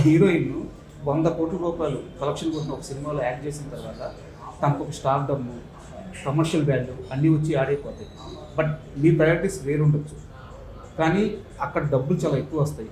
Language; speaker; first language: Telugu; native; Telugu